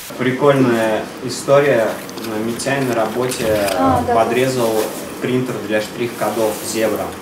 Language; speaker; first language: Russian; native; Russian